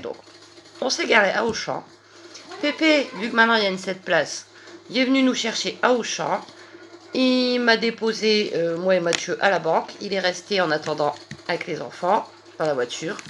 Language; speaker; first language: French; native; French